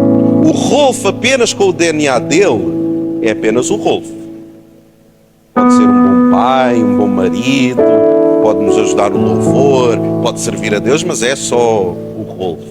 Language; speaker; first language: Portuguese; native; Portuguese